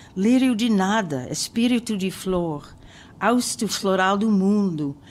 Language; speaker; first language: Portuguese; non-native, fluent; English